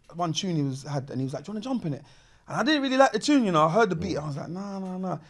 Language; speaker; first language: English; native; English